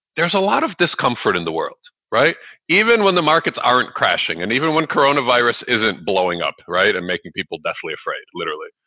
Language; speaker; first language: English; early bilingual, other home language; Russian